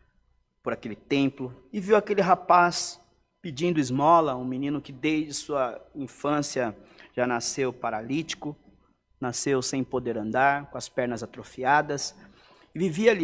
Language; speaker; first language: Portuguese; native; Portuguese